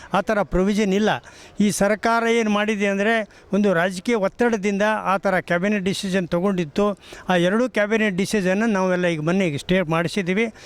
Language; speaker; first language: Kannada; non-native, local second language; Lambadi